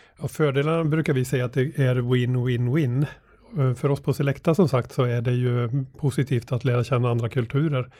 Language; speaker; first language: Swedish; native; Swedish